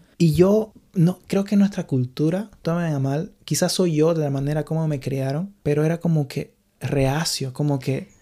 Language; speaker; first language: Spanish; native; Spanish